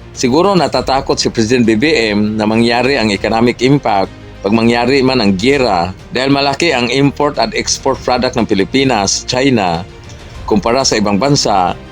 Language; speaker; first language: Filipino; non-native, local second language; Cebuano